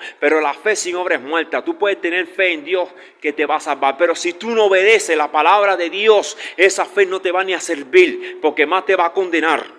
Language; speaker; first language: Spanish; native; Spanish